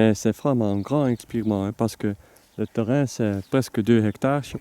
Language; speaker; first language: French; non-native, learner; Dutch